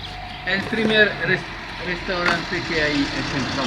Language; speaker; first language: Spanish; non-native, learner; French